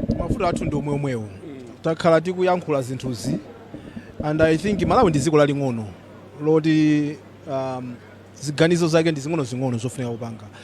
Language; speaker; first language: Nyanja; native; Nyanja